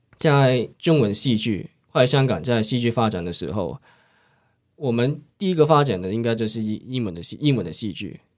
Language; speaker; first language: Chinese; non-native, local second language; Cantonese